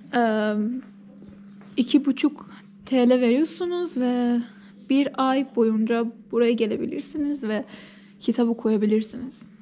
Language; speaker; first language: Turkish; non-native, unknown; Persian